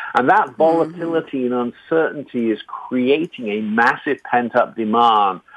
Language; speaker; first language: English; native; English